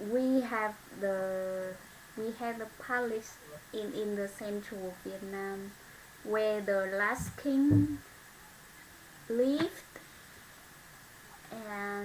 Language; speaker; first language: English; non-native, learner; Vietnamese